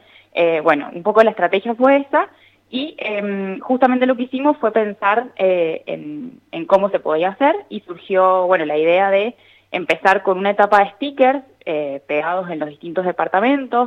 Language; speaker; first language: Spanish; native; Spanish